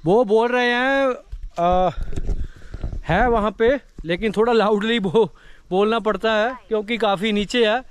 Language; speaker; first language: Hindi; non-native, local second language; Punjabi